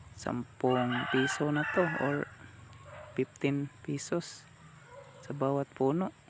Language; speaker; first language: Filipino; non-native, local second language; Cebuano